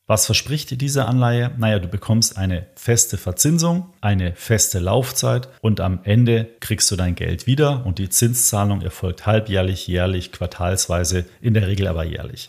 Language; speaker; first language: German; native; German